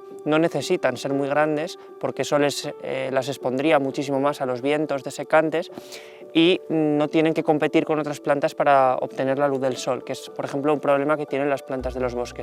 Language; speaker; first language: Spanish; native; Spanish